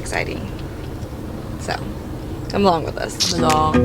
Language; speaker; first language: English; native; English